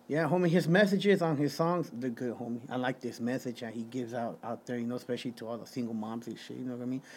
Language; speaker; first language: English; early bilingual, other home language; Spanish